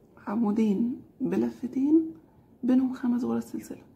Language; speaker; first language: Arabic; native; Arabic